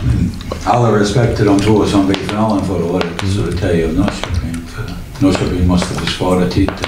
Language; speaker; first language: Swedish; non-native, learner; English